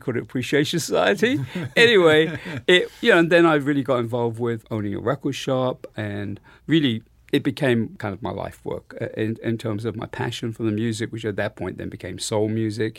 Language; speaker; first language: English; native; English